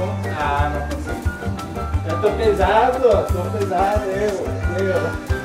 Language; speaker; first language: Portuguese; non-native, learner; English